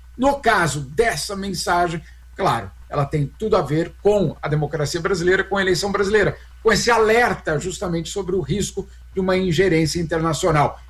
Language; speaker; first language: Portuguese; native; Portuguese